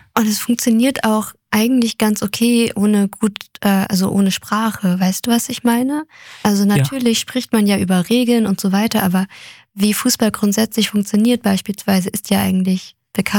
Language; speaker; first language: German; native; German